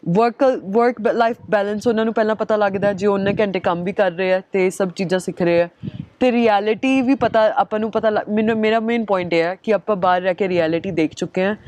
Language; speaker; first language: Punjabi; early bilingual, heritage; Punjabi